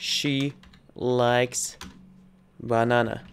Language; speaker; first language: English; non-native, learner; Russian